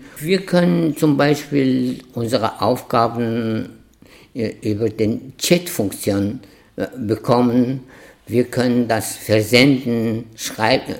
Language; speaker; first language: German; non-native, fluent; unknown